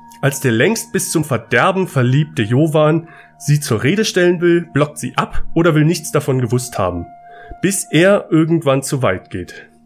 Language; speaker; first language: German; native; German